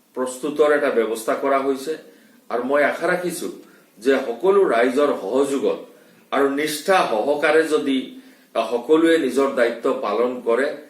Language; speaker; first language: Assamese; non-native, local second language; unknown